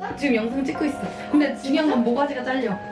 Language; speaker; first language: Korean; native; Korean